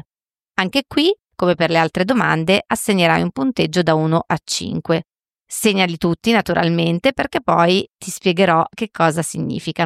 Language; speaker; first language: Italian; native; Italian